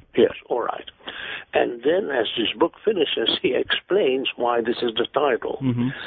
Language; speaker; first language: English; non-native, fluent; Hungarian